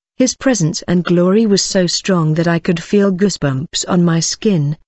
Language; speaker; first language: English; non-native, local second language; Zulu